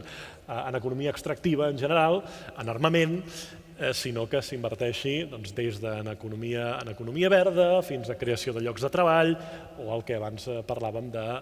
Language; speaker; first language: Catalan; native; Catalan